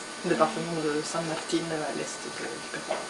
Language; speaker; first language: Spanish; native; Spanish